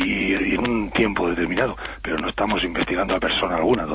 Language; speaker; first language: Spanish; native; Spanish